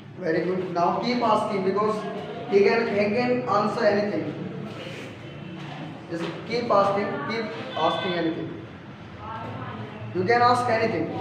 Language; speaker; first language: English; non-native, fluent; Hindi